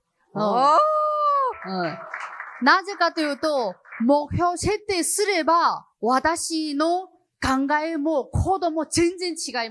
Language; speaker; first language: Japanese; non-native, fluent; Chinese